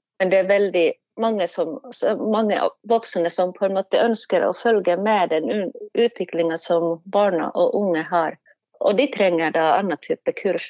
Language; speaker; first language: Norwegian; non-native, fluent; Finnish